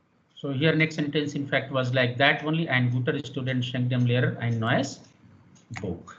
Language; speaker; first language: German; non-native, fluent; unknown